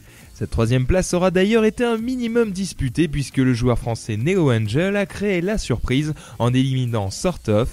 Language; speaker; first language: French; native; French